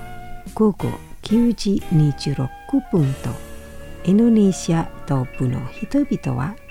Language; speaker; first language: Japanese; non-native, fluent; Indonesian